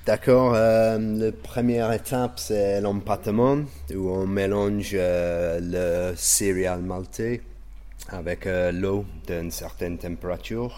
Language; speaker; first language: French; non-native, fluent; English